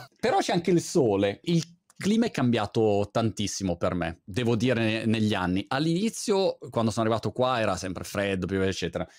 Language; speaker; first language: Italian; native; Italian